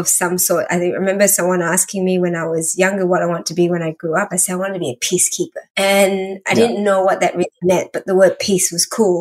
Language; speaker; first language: English; native; English